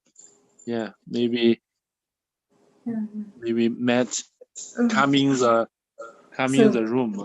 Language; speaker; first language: English; non-native, learner; Chinese